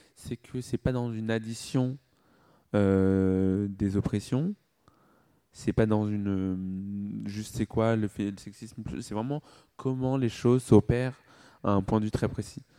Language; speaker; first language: French; native; French